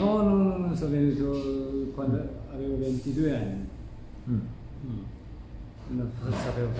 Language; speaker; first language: Italian; non-native, learner; Japanese